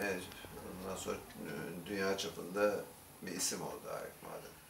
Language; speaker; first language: Turkish; native; Turkish